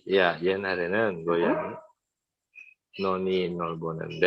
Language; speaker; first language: Korean; non-native, learner; Indonesian